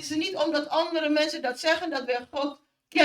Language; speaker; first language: Dutch; non-native, fluent; Indonesian